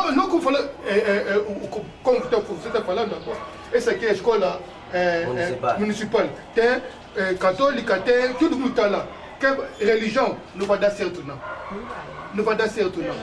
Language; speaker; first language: Portuguese; non-native, learner; Lingala